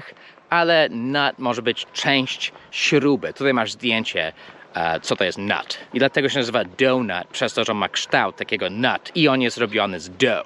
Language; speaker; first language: Polish; non-native, fluent; English